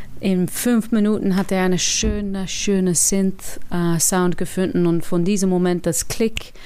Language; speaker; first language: German; non-native, learner; English